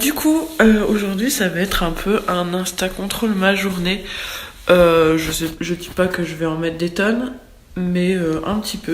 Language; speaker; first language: French; native; French